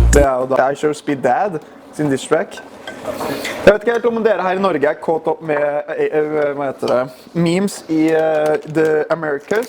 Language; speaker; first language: Norwegian; native; Norwegian